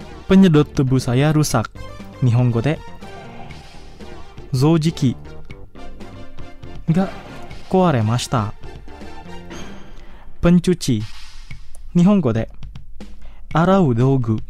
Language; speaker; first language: Japanese; non-native, fluent; Indonesian